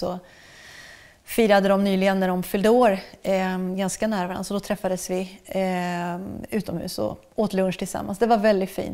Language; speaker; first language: Swedish; native; Swedish